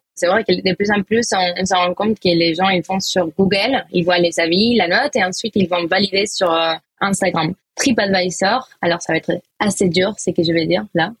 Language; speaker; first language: French; non-native, fluent; Spanish